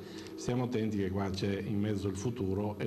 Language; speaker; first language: Italian; native; Italian